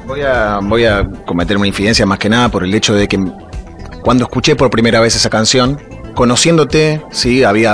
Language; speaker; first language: Spanish; native; Spanish